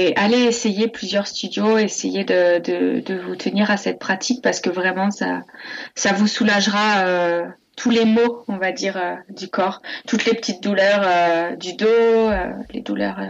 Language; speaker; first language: French; native; French